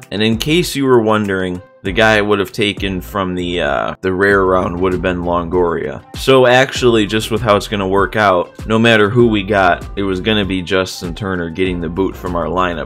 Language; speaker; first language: English; native; English